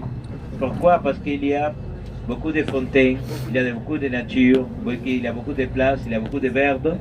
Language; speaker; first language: French; non-native, fluent; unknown